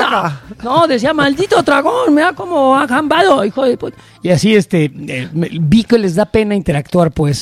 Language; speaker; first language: Spanish; native; Spanish